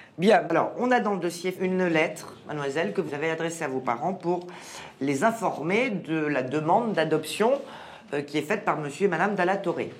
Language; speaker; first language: French; native; French